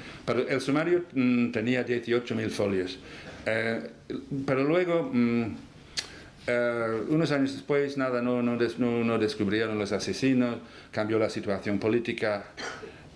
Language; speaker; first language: Spanish; non-native, fluent; English